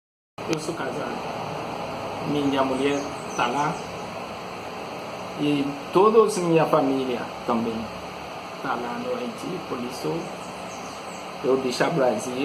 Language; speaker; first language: Portuguese; non-native, learner; Haitian Creole